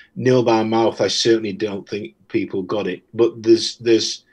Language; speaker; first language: English; native; English